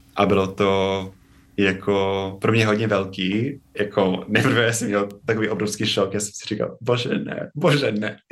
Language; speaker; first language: Czech; non-native, fluent; English